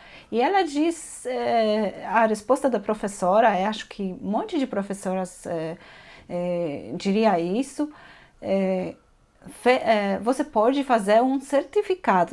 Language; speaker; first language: Portuguese; non-native, fluent; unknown